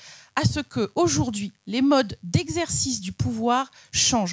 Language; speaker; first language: French; native; French